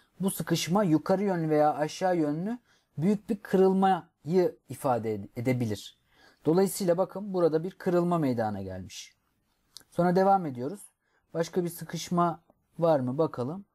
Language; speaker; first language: Turkish; native; Turkish